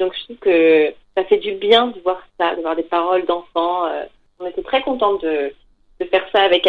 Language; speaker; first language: French; native; French